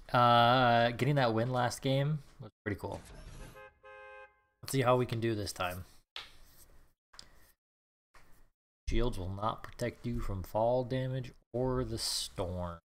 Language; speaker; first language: English; native; English